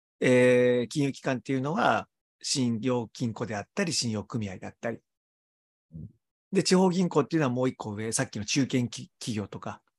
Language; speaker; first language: Japanese; native; Japanese